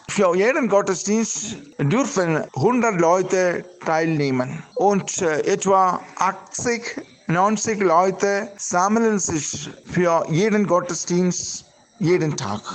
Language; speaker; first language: German; non-native, learner; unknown